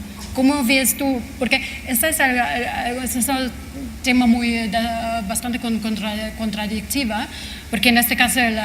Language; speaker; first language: Spanish; non-native, fluent; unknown